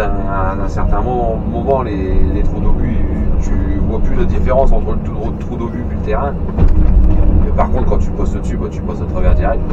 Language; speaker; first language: French; native; French